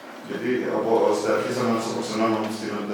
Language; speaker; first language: Greek; native; Greek